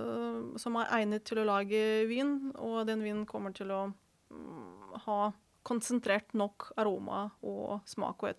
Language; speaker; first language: Norwegian; non-native, fluent; Ukrainian